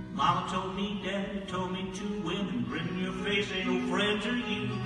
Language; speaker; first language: English; native; English